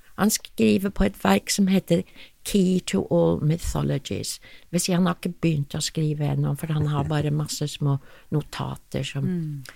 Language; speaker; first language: Norwegian; non-native, fluent; English